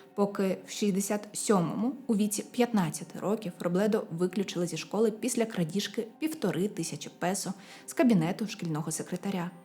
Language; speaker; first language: Ukrainian; non-native, local second language; Russian